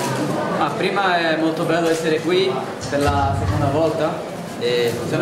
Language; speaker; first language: Italian; non-native, fluent; Portuguese